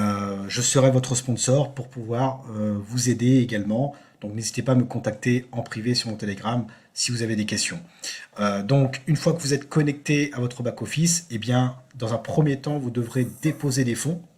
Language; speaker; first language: French; native; French